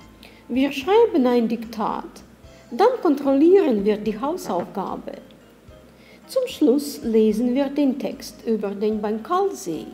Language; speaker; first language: German; non-native, learner; Russian